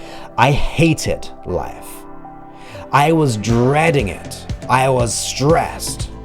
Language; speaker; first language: English; native; English